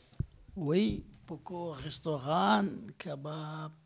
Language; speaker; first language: French; non-native, learner; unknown